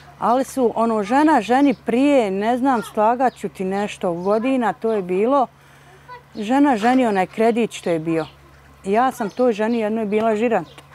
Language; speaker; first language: Bosnian; native; Bosnian